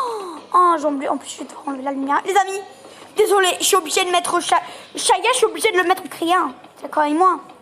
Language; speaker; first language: French; native; French